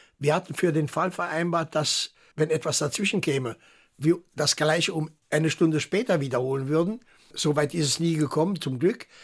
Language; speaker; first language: German; early bilingual, heritage; German